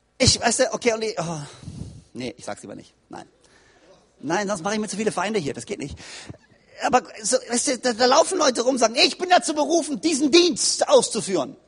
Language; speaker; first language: German; native; German